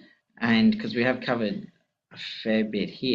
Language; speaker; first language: English; native; English